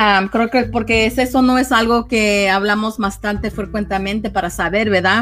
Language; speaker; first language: Spanish; early bilingual, heritage; Spanish